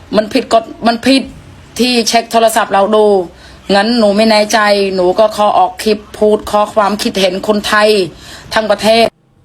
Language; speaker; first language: Thai; non-native, fluent; Khmer